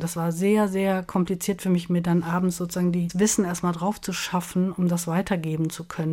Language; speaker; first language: German; native; German